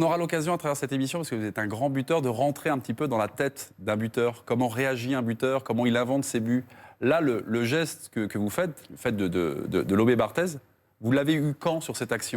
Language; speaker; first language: French; native; French